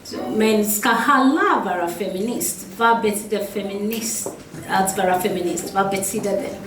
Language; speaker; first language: Swedish; non-native, fluent; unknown